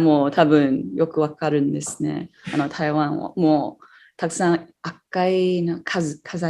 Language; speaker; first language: Japanese; non-native, fluent; English